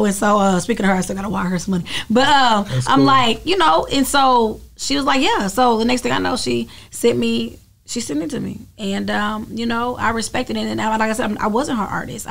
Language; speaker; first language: English; native; English